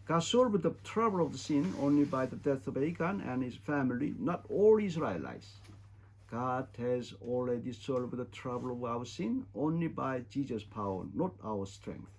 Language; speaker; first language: English; non-native, fluent; Korean